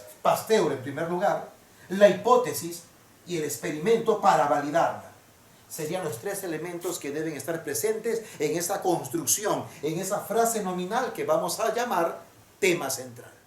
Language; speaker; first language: Spanish; native; Spanish